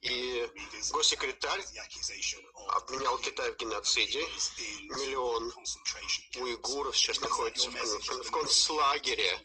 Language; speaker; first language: Russian; native; Russian